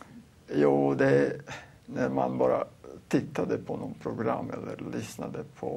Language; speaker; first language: Swedish; non-native, fluent; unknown